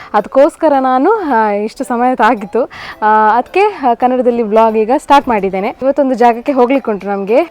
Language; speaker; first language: Kannada; non-native, local second language; Tulu